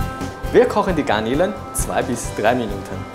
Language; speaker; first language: German; non-native, local second language; Chinese